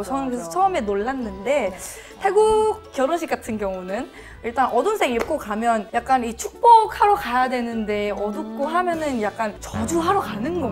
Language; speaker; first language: Korean; non-native, fluent; Thai